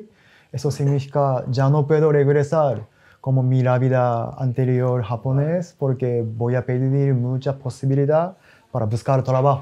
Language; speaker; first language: Spanish; non-native, learner; Japanese